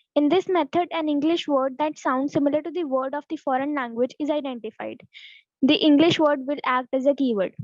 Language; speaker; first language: English; non-native, local second language; Punjabi